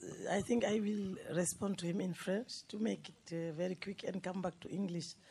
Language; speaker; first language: English; non-native, fluent; Wolof